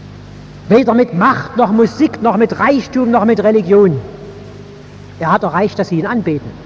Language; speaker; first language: German; native; German